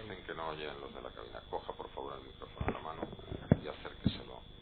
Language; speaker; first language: Spanish; native; Spanish